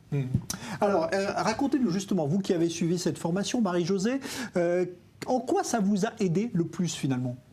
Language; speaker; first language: French; native; French